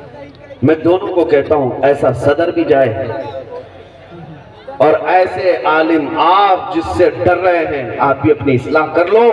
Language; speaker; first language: Urdu; native; Urdu